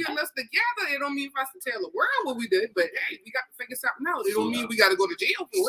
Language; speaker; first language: English; native; English